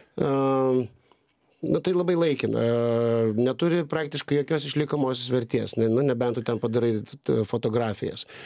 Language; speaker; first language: Lithuanian; native; Lithuanian